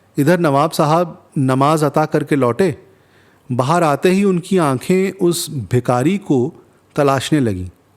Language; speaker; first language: Urdu; non-native, local second language; Hindi